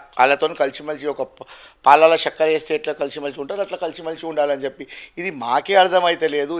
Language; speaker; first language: Telugu; non-native, local second language; Gujarati